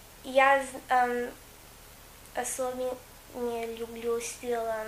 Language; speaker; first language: Russian; non-native, fluent; English